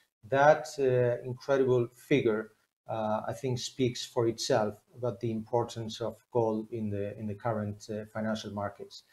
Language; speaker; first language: English; non-native, fluent; Spanish